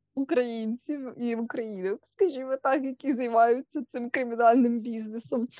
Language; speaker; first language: Ukrainian; non-native, local second language; Russian